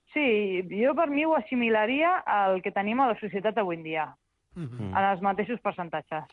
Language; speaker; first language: Catalan; early bilingual, other home language; Spanish